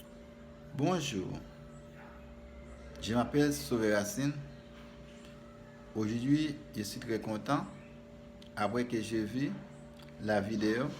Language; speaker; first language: French; non-native, learner; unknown